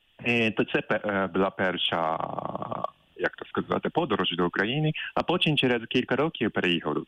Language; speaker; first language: Ukrainian; non-native, fluent; Japanese